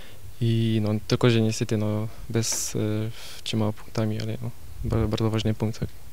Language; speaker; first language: Polish; non-native, fluent; French